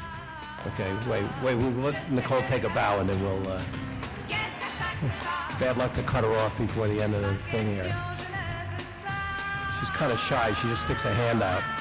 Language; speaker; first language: English; native; English